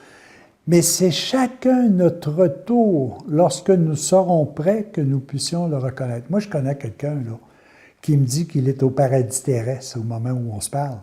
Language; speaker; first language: French; native; French